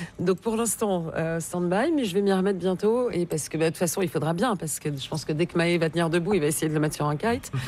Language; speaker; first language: French; native; French